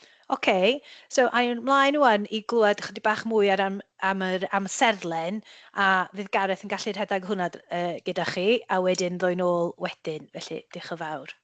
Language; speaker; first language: Welsh; native; Welsh